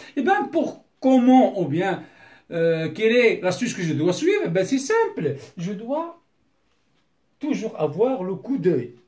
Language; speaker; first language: French; non-native, local second language; Arabic